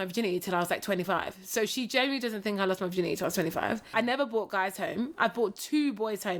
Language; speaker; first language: English; native; English